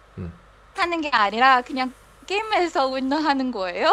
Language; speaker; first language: Korean; non-native, learner; Chinese